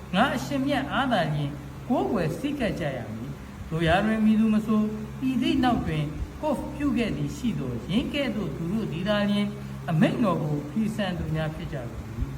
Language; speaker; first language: Burmese; native; Burmese